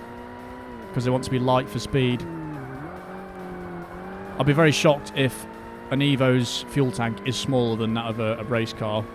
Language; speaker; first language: English; native; English